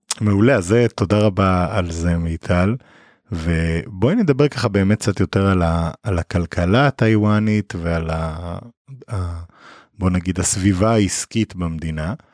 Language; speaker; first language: Hebrew; native; Hebrew